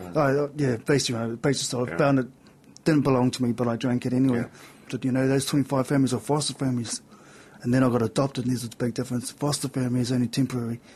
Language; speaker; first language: English; native; English